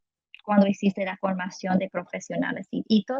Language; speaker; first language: Spanish; non-native, fluent; English